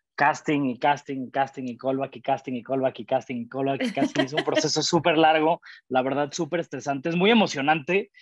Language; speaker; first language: Spanish; native; Spanish